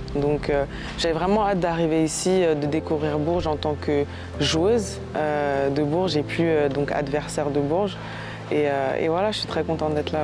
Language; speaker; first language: French; early bilingual, other home language; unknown